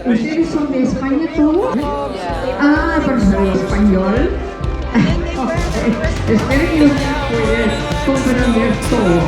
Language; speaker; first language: Spanish; non-native, learner; Dutch